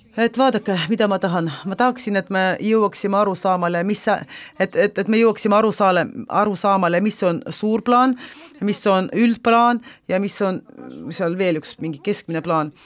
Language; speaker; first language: Estonian; non-native, local second language; Russian